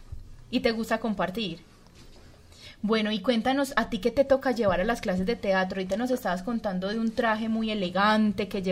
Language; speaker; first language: Spanish; native; Spanish